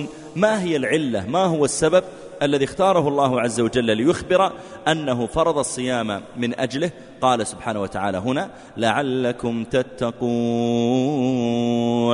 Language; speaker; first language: Arabic; native; Arabic